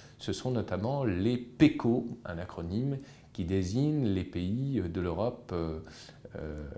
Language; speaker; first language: French; native; French